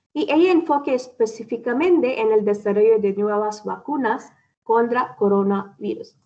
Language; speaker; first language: Spanish; non-native, learner; Malayalam